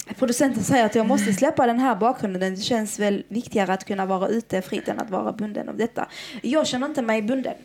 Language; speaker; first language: Swedish; early bilingual, other home language; Arabic